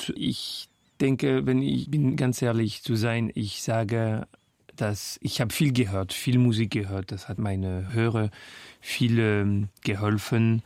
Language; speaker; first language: German; non-native, fluent; French